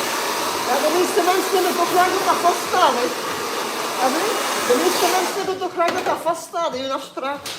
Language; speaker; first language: Dutch; native; Dutch